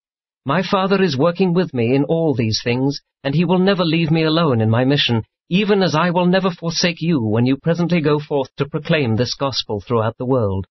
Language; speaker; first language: English; native; English